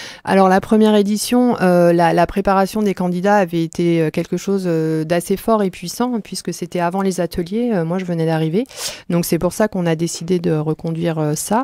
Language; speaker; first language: French; native; French